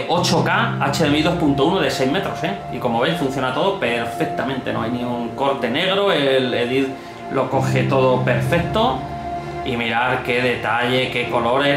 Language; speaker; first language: Spanish; native; Spanish